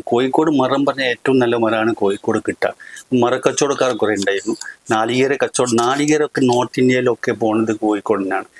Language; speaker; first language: Malayalam; non-native, local second language; Gujarati